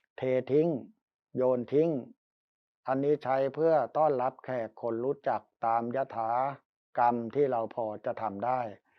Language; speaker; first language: Thai; native; Thai